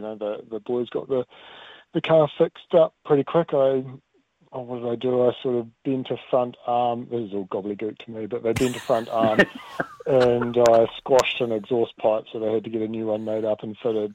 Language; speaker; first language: English; native; English